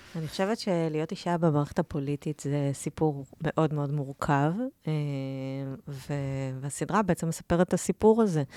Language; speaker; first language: Hebrew; native; Hebrew